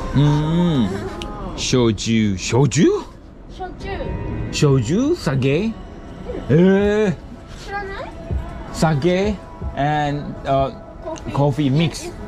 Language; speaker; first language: Japanese; non-native, learner; Thai